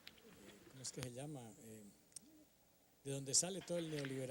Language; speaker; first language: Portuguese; non-native, learner; Spanish